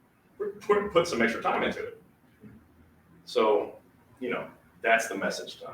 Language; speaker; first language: English; native; English